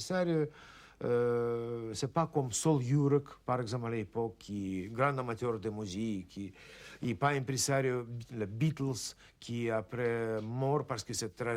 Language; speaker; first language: French; non-native, learner; Russian